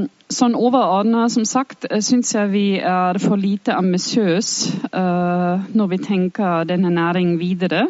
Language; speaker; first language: Norwegian; non-native, fluent; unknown